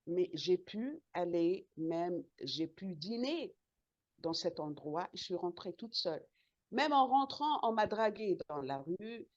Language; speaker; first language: French; non-native, local second language; Arabic